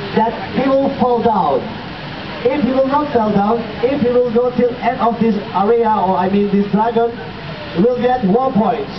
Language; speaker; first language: English; non-native, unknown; Turkish